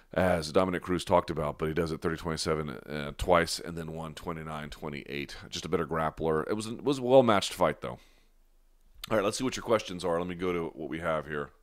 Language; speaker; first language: English; native; English